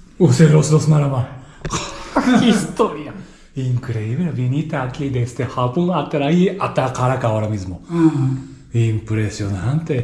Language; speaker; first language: Spanish; non-native, learner; Japanese